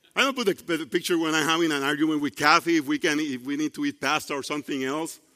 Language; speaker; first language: English; non-native, fluent; Spanish